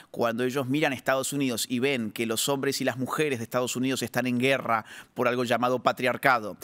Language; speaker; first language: Spanish; native; Spanish